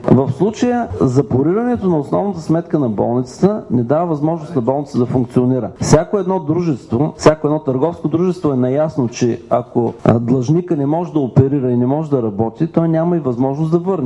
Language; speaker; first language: Bulgarian; native; Bulgarian